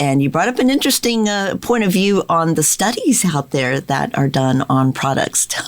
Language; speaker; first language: English; native; English